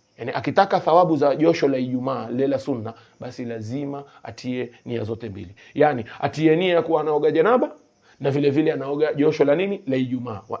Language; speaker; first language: Swahili; native; Swahili